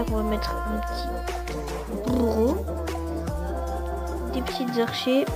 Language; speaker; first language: French; native; French